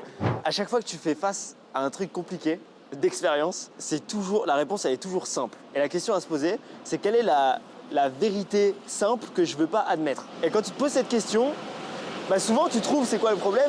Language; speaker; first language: French; native; French